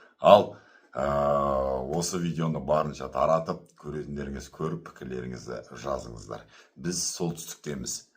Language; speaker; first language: Kazakh; native; Kazakh